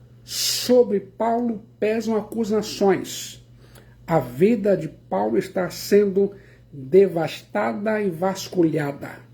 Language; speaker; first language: Portuguese; native; Portuguese